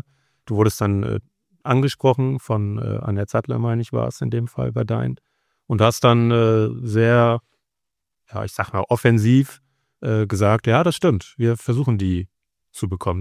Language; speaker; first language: German; native; German